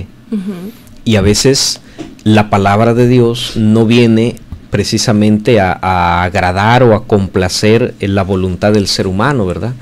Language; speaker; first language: Spanish; native; Spanish